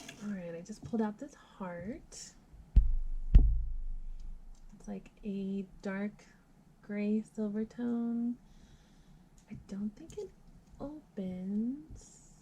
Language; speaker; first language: English; native; English